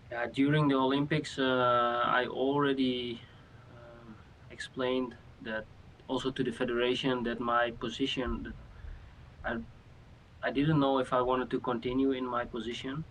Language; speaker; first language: English; non-native, fluent; Dutch